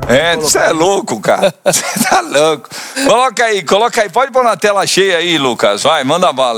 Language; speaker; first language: Portuguese; native; Portuguese